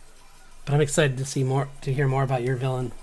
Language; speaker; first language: English; native; English